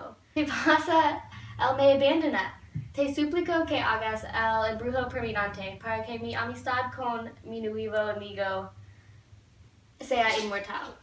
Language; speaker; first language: Spanish; non-native, learner; English